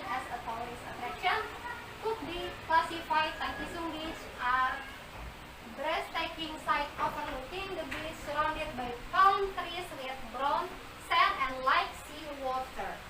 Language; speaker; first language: English; non-native, fluent; Indonesian